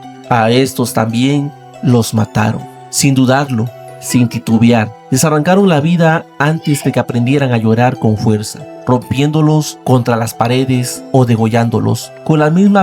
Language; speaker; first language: Spanish; native; Spanish